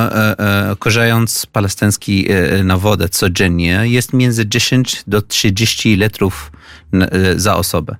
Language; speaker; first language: Polish; non-native, fluent; Arabic